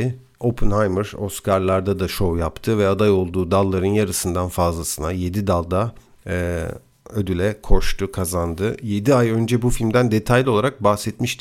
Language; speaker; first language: Turkish; native; Turkish